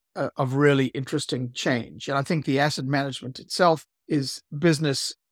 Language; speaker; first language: English; native; English